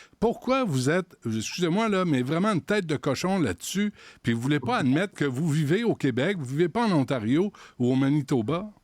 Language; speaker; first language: French; native; French